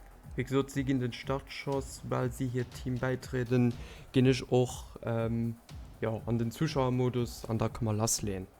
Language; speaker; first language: German; non-native, local second language; Luxembourgish